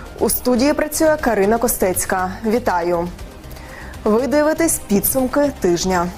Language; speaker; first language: Ukrainian; native; Ukrainian